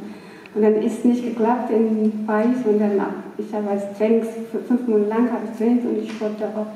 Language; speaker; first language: German; non-native, learner; Amharic